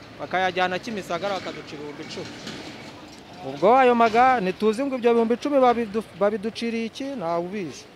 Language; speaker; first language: Kinyarwanda; native; Kinyarwanda